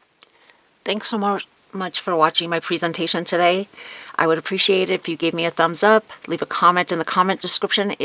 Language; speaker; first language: English; native; English